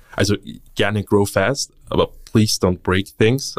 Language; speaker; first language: German; native; German